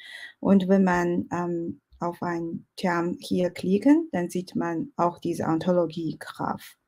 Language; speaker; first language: German; non-native, fluent; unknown